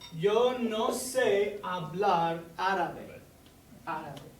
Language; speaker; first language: Spanish; non-native, fluent; English